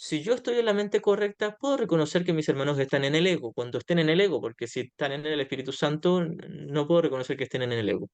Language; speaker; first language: Spanish; native; Spanish